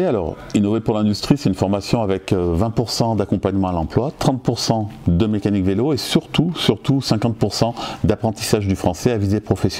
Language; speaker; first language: French; native; French